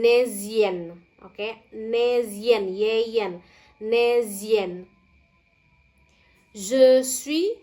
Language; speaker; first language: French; non-native, fluent; Indonesian